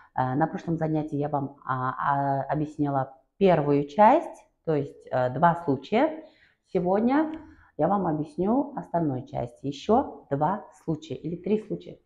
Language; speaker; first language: Russian; non-native, local second language; Kara-Kalpak